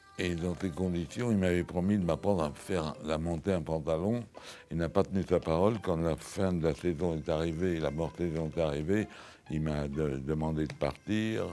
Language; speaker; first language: French; early bilingual, other home language; Yiddish